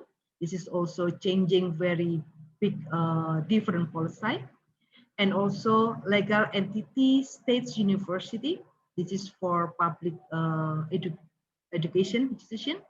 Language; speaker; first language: English; non-native, learner; Indonesian